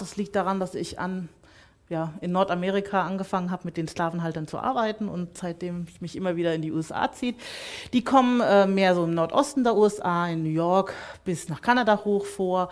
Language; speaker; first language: German; native; German